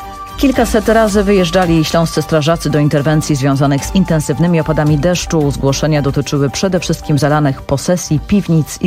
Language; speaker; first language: Polish; native; Polish